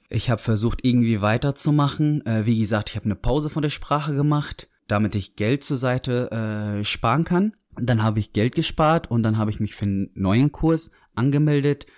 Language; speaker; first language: German; non-native, fluent; Arabic